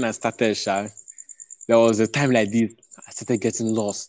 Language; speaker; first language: English; non-native, local second language; Igbo